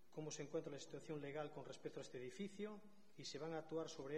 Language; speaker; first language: Spanish; non-native, local second language; Galician